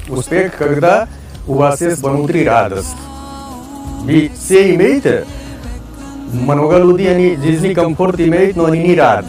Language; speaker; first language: Russian; non-native, learner; Hindi